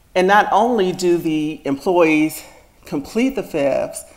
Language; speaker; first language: English; native; English